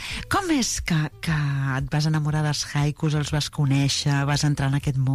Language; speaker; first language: Catalan; native; Catalan